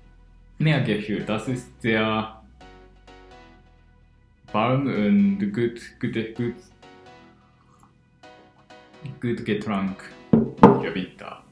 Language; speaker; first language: German; non-native, learner; Japanese